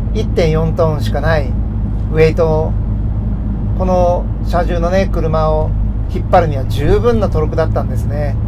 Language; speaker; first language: Japanese; native; Japanese